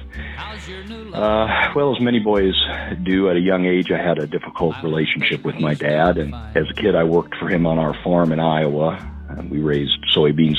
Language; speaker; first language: English; native; English